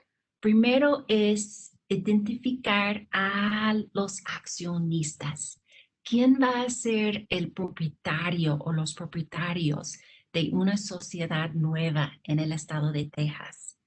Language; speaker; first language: Spanish; non-native, fluent; English